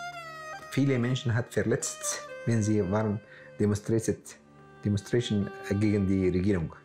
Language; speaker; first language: German; non-native, learner; Arabic